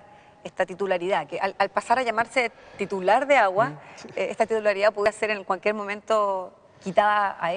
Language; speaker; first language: Spanish; native; Spanish